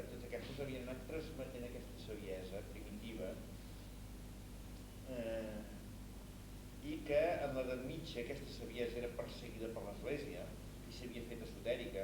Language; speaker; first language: Catalan; native; Catalan